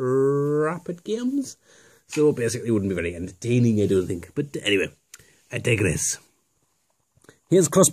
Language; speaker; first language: English; native; English